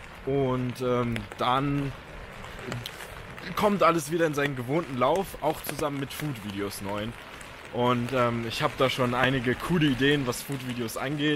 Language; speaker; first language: German; native; German